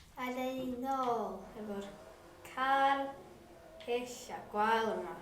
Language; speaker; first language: Welsh; non-native, local second language; English